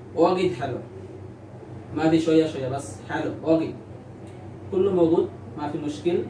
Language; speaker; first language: Arabic; non-native, learner; Bangla